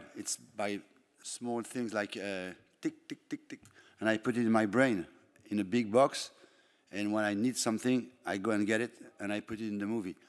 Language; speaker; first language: English; non-native, fluent; French